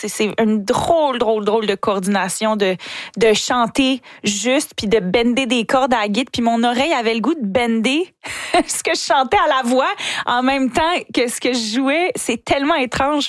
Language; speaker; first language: French; native; French